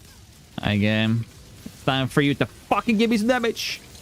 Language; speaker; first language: English; native; English